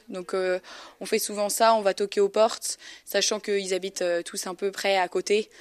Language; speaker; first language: French; native; French